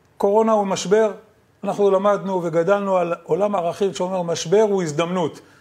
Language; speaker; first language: Hebrew; native; Hebrew